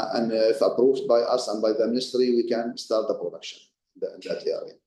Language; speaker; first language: English; non-native, fluent; Arabic